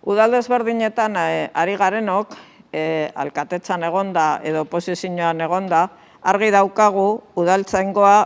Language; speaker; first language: Basque; native; Basque